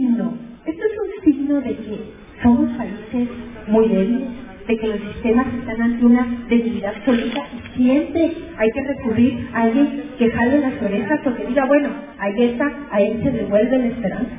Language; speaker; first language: Spanish; native; Spanish